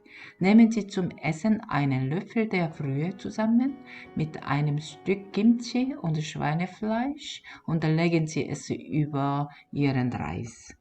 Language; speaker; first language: German; non-native, fluent; Korean